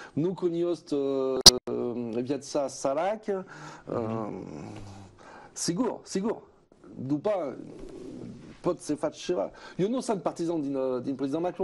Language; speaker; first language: Romanian; non-native, learner; French